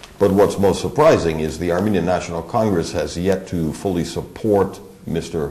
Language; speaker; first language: English; early bilingual, other home language; Armenian